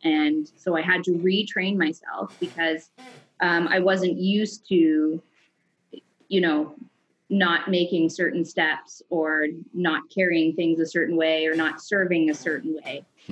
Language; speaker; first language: English; native; English